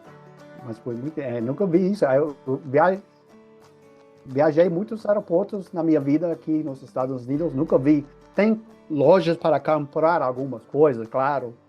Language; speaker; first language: Portuguese; non-native, fluent; English